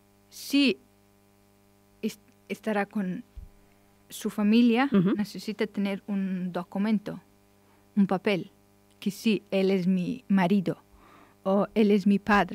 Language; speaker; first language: Spanish; non-native, learner; Persian